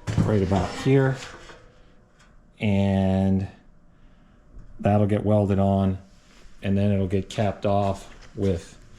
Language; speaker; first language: English; native; English